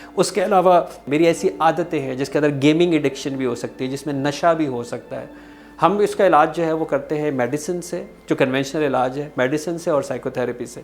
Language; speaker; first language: Urdu; native; Urdu